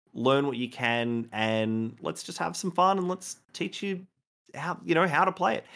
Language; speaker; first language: English; native; English